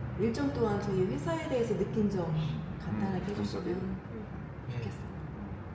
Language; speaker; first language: Korean; native; Korean